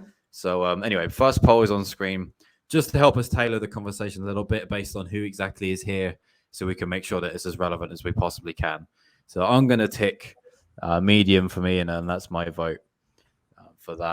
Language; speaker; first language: English; native; English